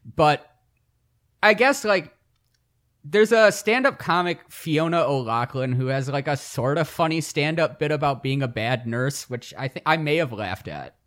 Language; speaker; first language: English; native; English